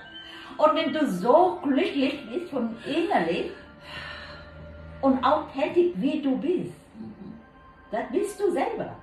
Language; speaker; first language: German; non-native, learner; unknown